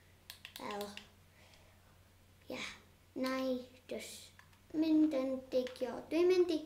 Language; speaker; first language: Welsh; non-native, local second language; English